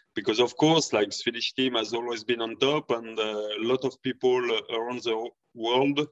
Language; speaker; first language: English; non-native, fluent; French